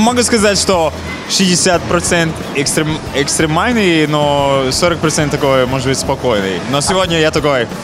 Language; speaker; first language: Russian; non-native, fluent; Latvian